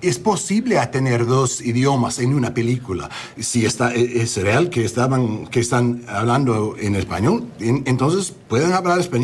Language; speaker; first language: Spanish; non-native, fluent; English